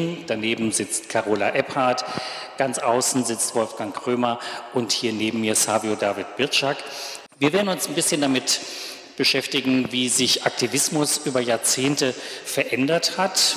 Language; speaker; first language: German; native; German